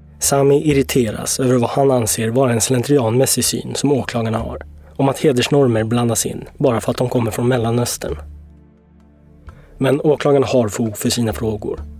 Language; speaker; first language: Swedish; native; Swedish